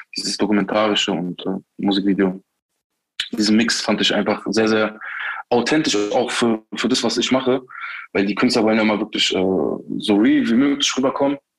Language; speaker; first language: German; early bilingual, other home language; Turkish